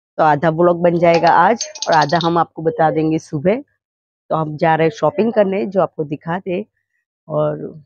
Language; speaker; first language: Hindi; native; Hindi